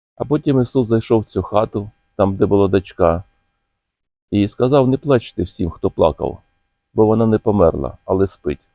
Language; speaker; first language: Ukrainian; native; Ukrainian